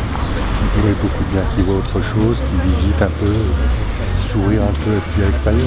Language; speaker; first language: French; native; French